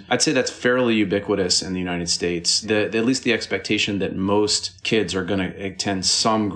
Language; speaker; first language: English; native; English